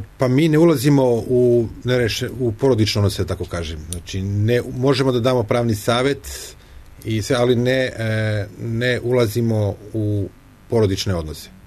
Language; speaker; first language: Serbian; native; Serbian